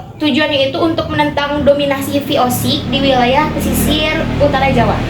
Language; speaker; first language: Indonesian; native; Indonesian